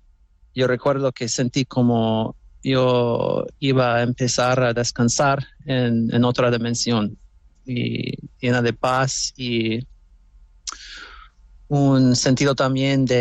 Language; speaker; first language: Spanish; non-native, fluent; English